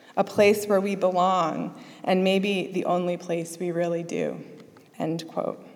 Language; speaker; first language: English; native; English